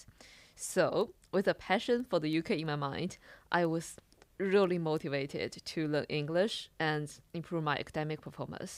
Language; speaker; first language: English; non-native, fluent; Chinese